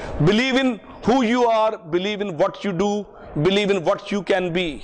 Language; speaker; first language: English; non-native, local second language; Punjabi